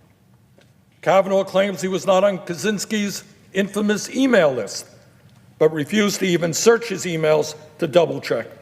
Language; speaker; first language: English; native; English